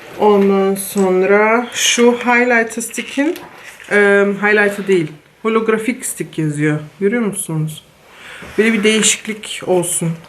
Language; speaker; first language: Turkish; early bilingual, heritage; Turkish